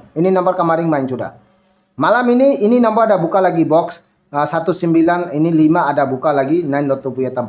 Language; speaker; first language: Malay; non-native, learner; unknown